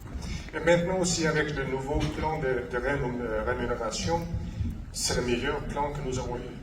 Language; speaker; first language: French; non-native, fluent; English